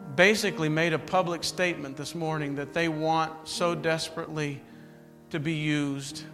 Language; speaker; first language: English; native; English